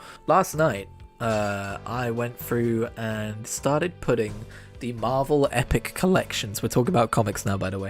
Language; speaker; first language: English; native; English